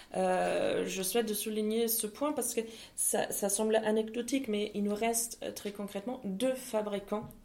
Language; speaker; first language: French; non-native, fluent; German